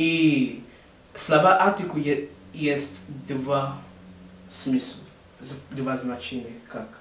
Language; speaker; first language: Russian; non-native, learner; English